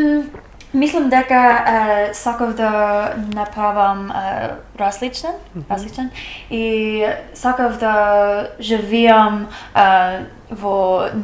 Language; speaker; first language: Macedonian; non-native, learner; English